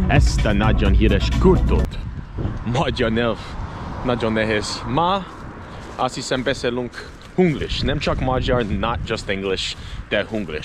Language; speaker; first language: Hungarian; non-native, learner; English